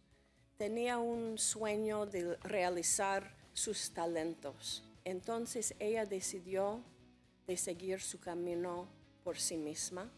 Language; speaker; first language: Spanish; non-native, fluent; English